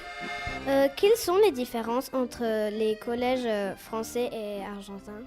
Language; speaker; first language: French; non-native, learner; Spanish